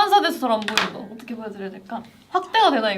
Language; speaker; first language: Korean; native; Korean